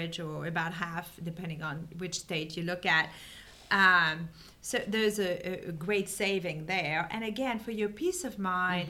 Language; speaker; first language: English; non-native, fluent; French